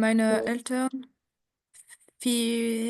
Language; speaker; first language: German; non-native, learner; French